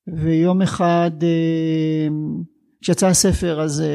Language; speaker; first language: Hebrew; native; Hebrew